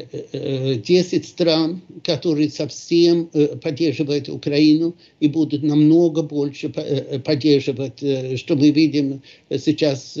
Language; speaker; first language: Russian; non-native, fluent; Swedish